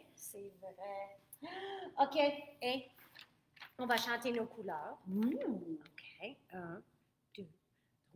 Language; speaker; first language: French; non-native, fluent; English